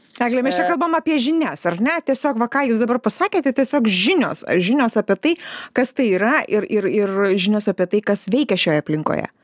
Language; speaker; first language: Lithuanian; native; Lithuanian